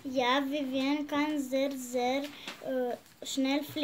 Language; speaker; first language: German; non-native, learner; Romanian